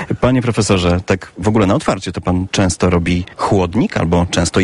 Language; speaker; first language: Polish; native; Polish